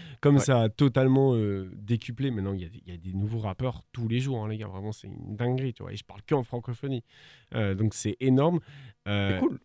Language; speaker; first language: French; native; French